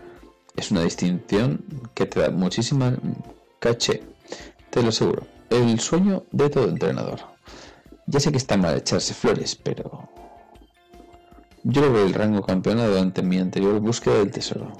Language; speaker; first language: Spanish; native; Spanish